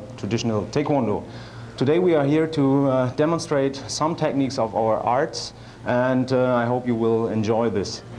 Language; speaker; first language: English; non-native, fluent; German